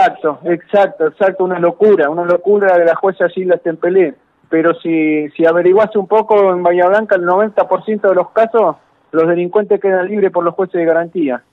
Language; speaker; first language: Spanish; native; Spanish